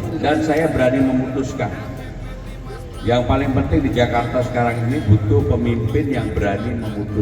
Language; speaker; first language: Indonesian; native; Indonesian